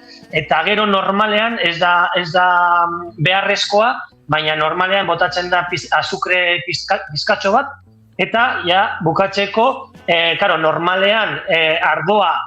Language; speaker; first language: Basque; non-native, local second language; Spanish